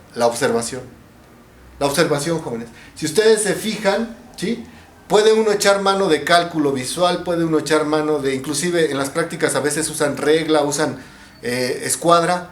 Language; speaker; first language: Spanish; native; Spanish